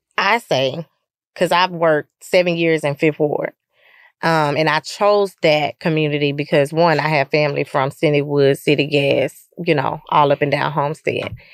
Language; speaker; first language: English; native; English